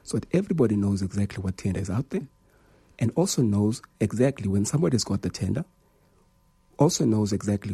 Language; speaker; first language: English; non-native, local second language; Xhosa